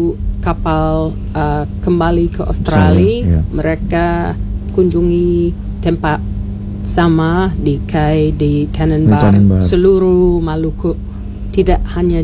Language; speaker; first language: Indonesian; non-native, learner; English